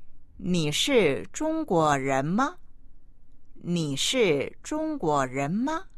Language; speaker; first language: Chinese; non-native, fluent; Korean